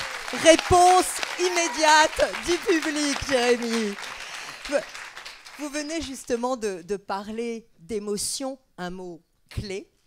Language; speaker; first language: French; native; French